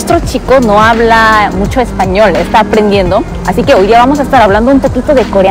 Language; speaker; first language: Spanish; non-native, fluent; Korean